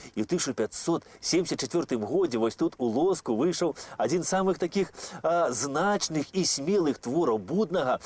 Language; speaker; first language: Belarusian; native; Belarusian